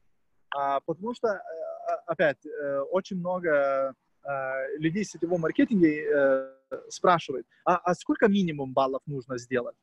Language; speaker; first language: Russian; non-native, fluent; Lithuanian